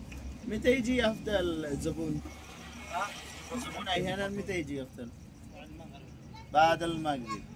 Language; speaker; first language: Arabic; non-native, learner; Bangla